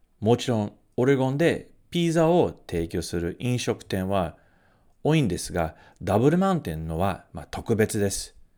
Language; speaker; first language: Japanese; non-native, fluent; English